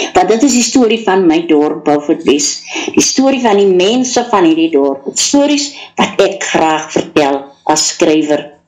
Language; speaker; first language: Afrikaans; native; Afrikaans